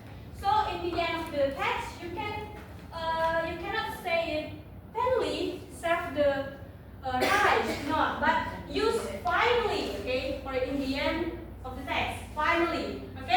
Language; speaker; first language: English; non-native, learner; Indonesian